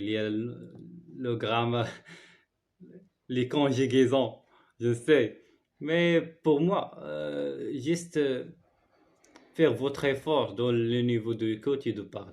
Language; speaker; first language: French; non-native, learner; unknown